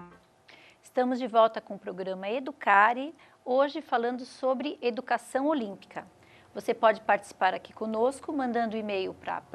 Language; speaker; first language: Portuguese; native; Portuguese